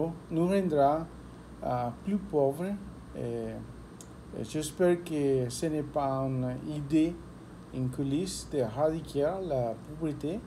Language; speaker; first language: French; non-native, learner; Spanish